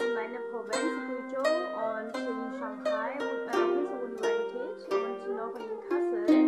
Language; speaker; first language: German; non-native, learner; Chinese